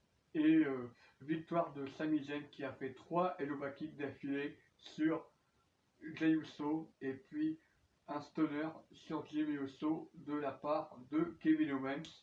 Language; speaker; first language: French; native; French